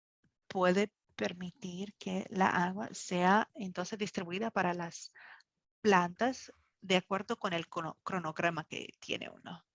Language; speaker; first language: Spanish; non-native, fluent; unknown